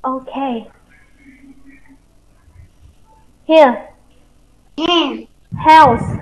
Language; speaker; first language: English; non-native, fluent; Vietnamese